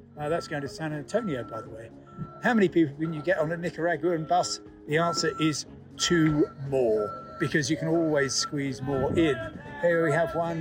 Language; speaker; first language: English; native; English